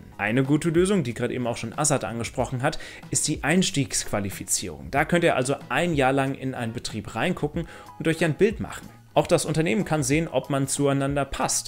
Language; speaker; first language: German; native; German